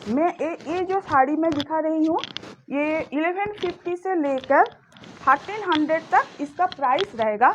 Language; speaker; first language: Hindi; non-native, local second language; Bangla